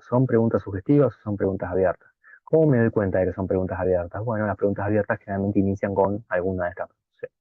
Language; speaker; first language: Spanish; native; Spanish